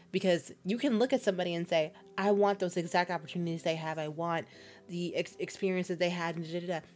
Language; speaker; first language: English; native; English